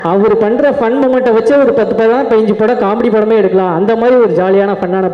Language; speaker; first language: Tamil; native; Tamil